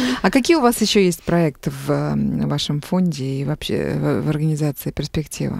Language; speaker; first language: Russian; native; Russian